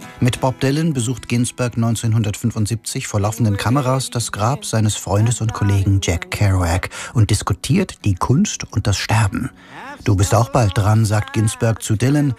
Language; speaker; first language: German; native; German